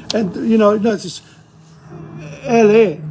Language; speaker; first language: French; non-native, fluent; English